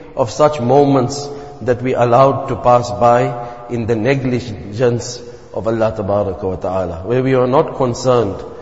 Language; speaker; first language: English; native; English